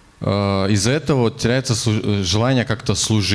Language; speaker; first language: Russian; native; Russian